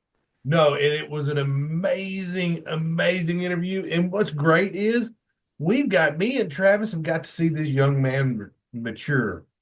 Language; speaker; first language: English; native; English